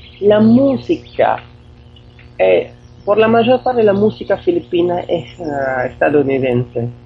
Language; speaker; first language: Spanish; non-native, fluent; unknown